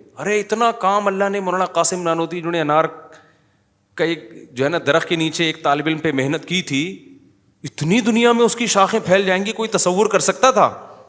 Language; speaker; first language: Urdu; native; Urdu